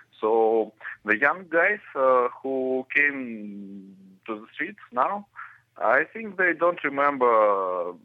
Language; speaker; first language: English; non-native, learner; Russian